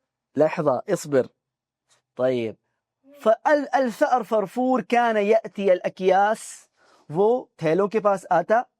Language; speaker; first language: Arabic; non-native, fluent; Urdu